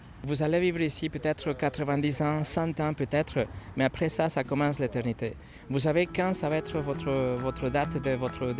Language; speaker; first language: French; non-native, fluent; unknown